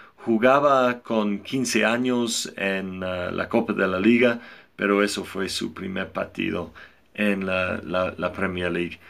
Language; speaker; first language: Spanish; non-native, fluent; English